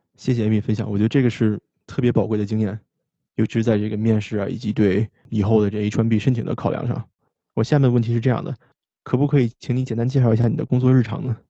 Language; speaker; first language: Chinese; native; Chinese